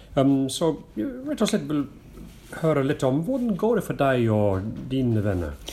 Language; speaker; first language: Norwegian; non-native, fluent; English